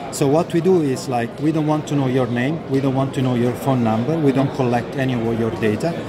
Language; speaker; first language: English; non-native, fluent; Italian